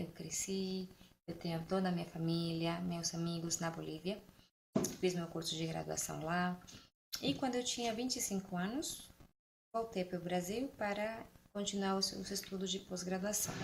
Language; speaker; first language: Portuguese; non-native, fluent; Spanish